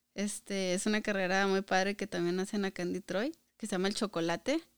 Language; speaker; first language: Spanish; native; Spanish